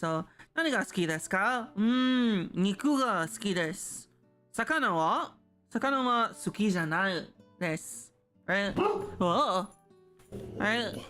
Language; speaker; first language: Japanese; non-native, learner; English